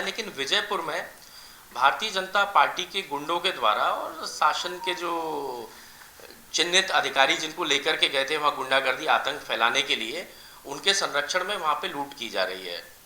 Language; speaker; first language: Hindi; native; Hindi